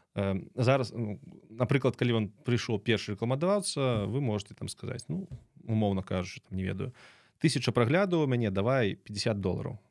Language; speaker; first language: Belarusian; native; Belarusian